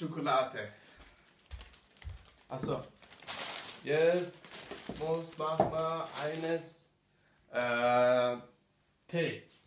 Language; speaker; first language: German; non-native, learner; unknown